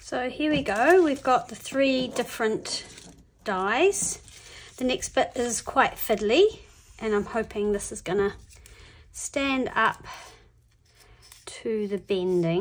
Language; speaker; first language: English; native; English